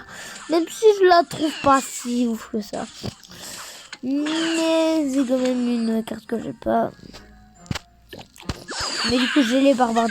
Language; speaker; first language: French; native; French